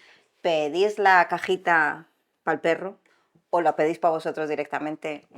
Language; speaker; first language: Spanish; native; Spanish